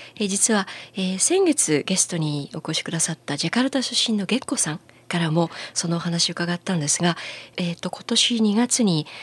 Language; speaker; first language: Japanese; native; Japanese